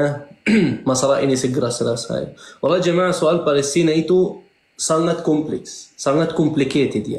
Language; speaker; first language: Indonesian; non-native, fluent; Arabic